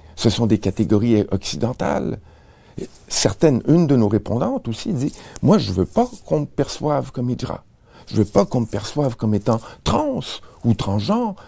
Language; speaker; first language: French; native; French